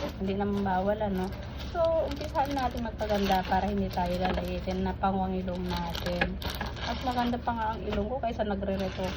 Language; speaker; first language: Filipino; non-native, local second language; Iloko